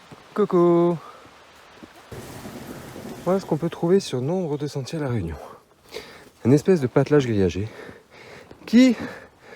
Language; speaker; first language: French; native; French